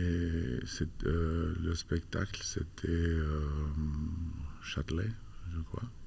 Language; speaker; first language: French; non-native, fluent; Albanian